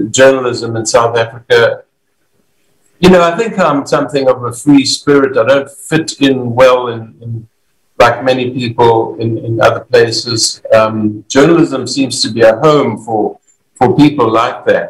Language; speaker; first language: English; native; English